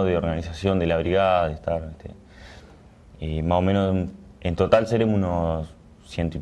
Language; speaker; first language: Spanish; native; Spanish